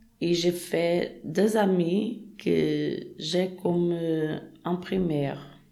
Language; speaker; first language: French; non-native, learner; Portuguese